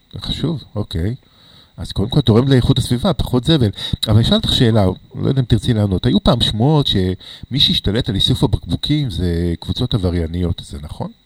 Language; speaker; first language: Hebrew; native; Hebrew